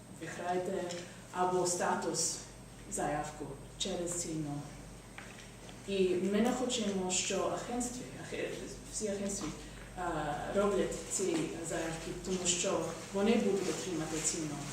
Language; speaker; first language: Ukrainian; non-native, learner; English